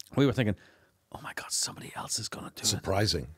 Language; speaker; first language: English; native; English